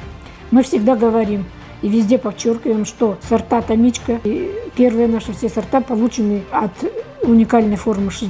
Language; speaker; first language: Russian; native; Russian